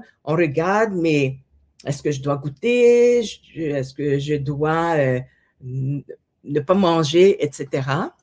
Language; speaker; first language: French; non-native, fluent; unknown